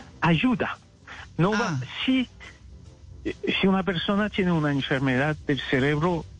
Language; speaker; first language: Spanish; non-native, fluent; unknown